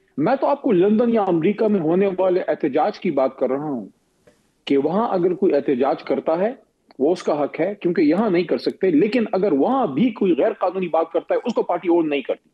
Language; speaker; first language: Urdu; non-native, local second language; Pashto